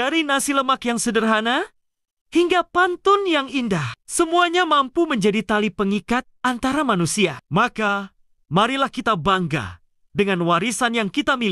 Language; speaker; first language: Malay; native; Malay